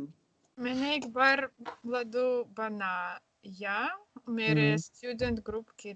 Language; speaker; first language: Hindi; non-native, learner; Russian